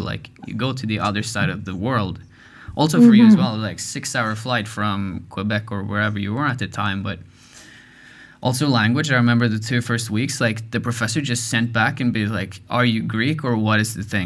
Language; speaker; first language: English; non-native, fluent; Norwegian